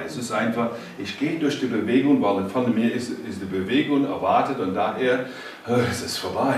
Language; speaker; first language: German; non-native, fluent; English